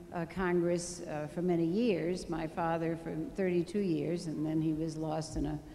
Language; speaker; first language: English; native; English